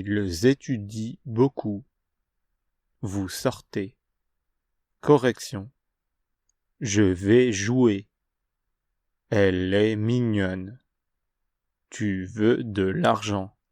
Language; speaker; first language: French; non-native, fluent; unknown